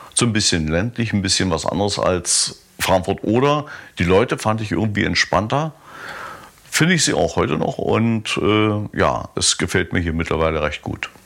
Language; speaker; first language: German; native; German